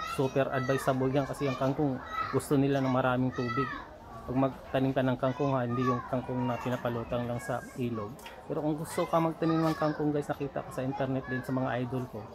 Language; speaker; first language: Filipino; non-native, local second language; Cebuano